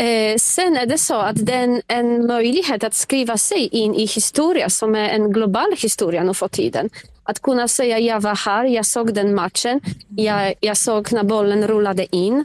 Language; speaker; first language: Swedish; non-native, fluent; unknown